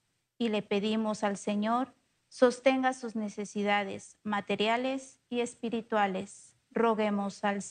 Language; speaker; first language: Spanish; native; Spanish